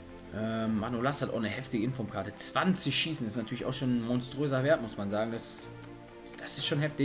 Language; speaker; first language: German; native; German